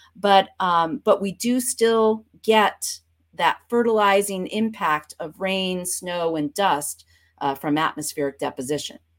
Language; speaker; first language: English; native; English